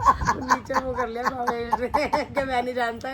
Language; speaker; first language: Hindi; native; Hindi